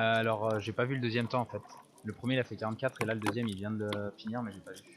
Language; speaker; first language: French; native; French